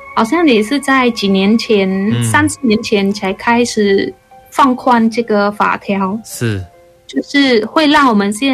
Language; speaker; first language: Chinese; non-native, fluent; Khmer